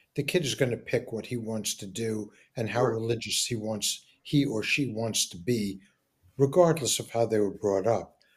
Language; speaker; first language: English; native; English